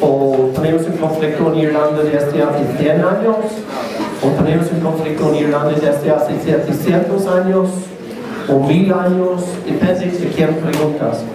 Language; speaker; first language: Spanish; non-native, learner; English